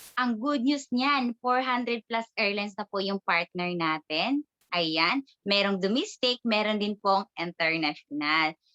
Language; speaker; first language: Filipino; non-native, local second language; Cebuano